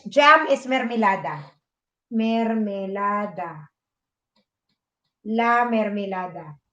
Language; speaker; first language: Spanish; non-native, fluent; Filipino